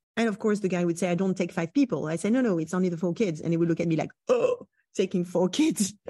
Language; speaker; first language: English; non-native, fluent; French